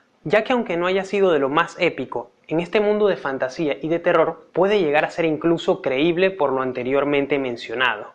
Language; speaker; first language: Spanish; native; Spanish